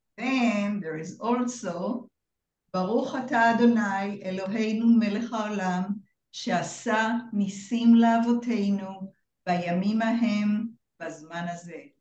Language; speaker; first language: English; native; English